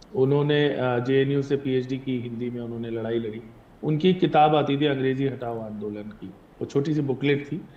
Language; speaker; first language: Hindi; native; Hindi